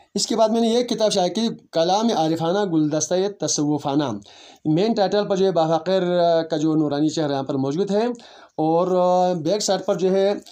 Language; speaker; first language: Urdu; non-native, local second language; Balti